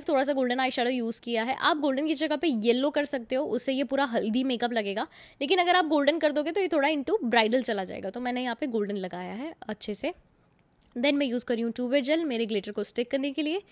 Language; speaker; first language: Hindi; non-native, local second language; Gujarati